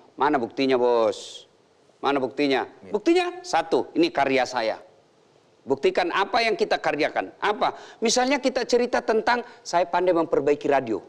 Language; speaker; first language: Indonesian; native; Indonesian